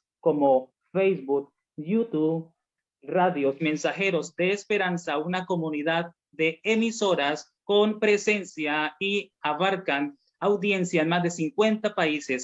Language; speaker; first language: Spanish; native; Spanish